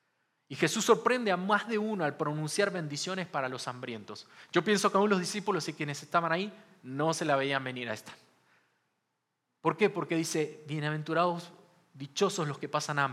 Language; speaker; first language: Spanish; native; Spanish